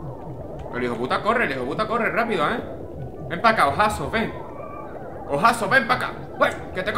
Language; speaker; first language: Spanish; native; Spanish